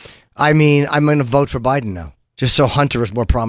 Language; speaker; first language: English; native; English